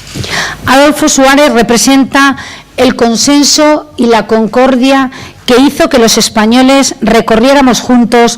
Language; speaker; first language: Spanish; native; Spanish